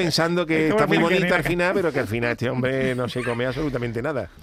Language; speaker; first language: Spanish; native; Spanish